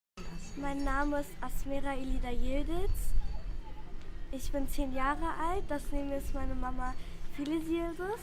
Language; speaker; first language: German; early bilingual, other home language; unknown